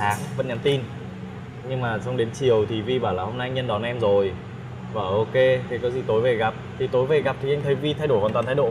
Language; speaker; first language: Vietnamese; native; Vietnamese